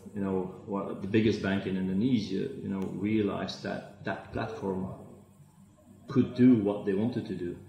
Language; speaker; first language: English; non-native, fluent; Dutch